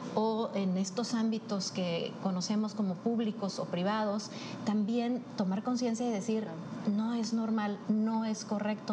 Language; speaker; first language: Spanish; native; Spanish